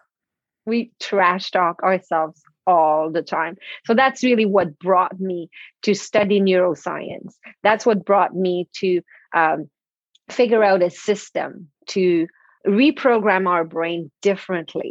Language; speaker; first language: English; non-native, fluent; French